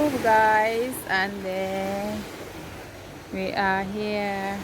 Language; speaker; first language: English; non-native, learner; Filipino